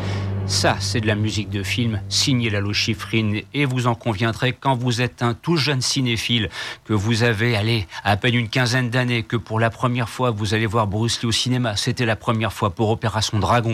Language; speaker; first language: French; native; French